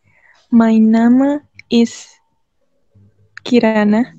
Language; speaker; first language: German; non-native, learner; Indonesian